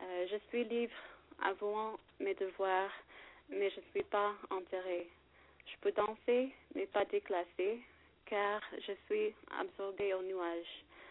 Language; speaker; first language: French; non-native, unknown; English